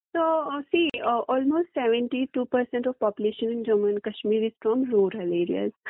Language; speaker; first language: English; non-native, local second language; Kashmiri